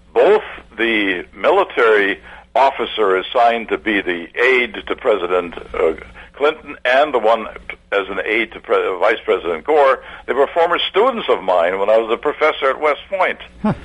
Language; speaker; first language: English; early bilingual, other home language; German